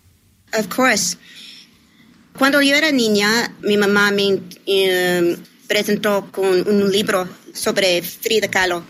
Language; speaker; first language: Spanish; early bilingual, heritage; English